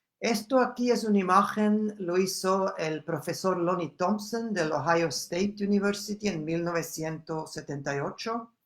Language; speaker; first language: Spanish; non-native, fluent; German